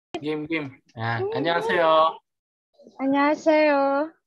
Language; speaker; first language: Korean; non-native, learner; Filipino